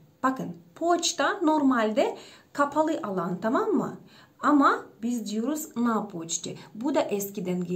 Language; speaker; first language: Turkish; non-native, fluent; Russian